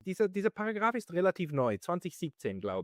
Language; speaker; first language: German; native; German